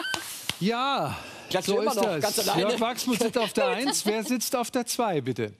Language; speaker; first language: German; native; German